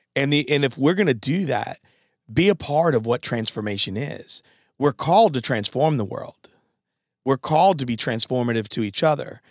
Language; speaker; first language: English; native; English